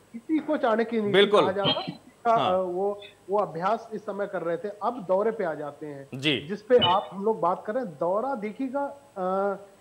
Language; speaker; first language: Hindi; native; Hindi